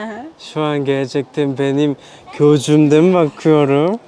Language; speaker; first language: Turkish; non-native, learner; Korean